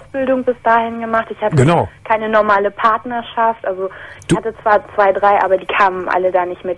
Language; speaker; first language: German; native; German